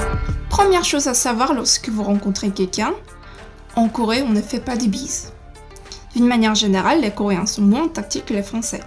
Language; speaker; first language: French; native; French